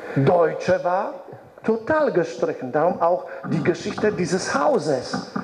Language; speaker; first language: German; non-native, fluent; Polish